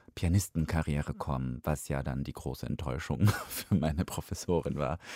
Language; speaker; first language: German; non-native, fluent; Russian